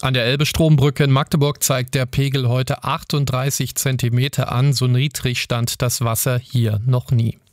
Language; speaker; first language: German; native; German